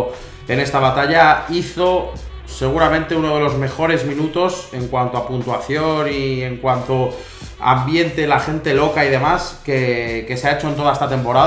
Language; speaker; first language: Spanish; native; Spanish